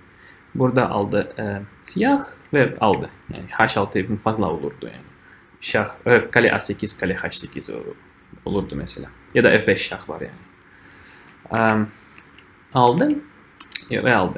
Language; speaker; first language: Turkish; non-native, fluent; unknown